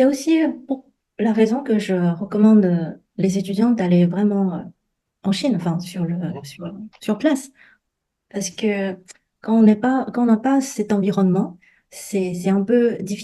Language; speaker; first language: French; non-native, fluent; Chinese